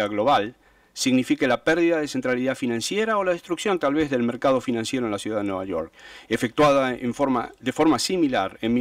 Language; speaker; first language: Spanish; native; Spanish